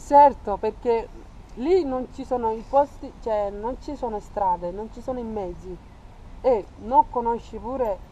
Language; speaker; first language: Italian; non-native, fluent; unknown